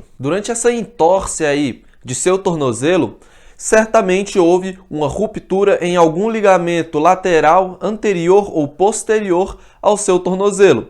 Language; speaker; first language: Portuguese; native; Portuguese